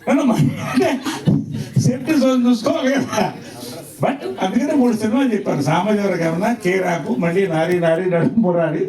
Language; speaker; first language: Telugu; native; Telugu